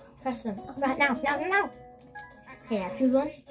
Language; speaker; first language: English; native; English